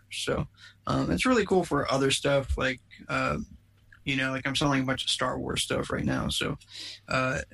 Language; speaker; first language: English; native; English